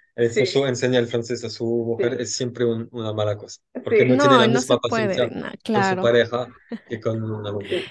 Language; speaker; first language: Spanish; non-native, fluent; French